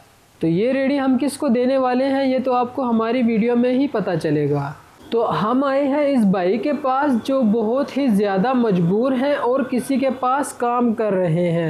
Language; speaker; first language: Urdu; native; Urdu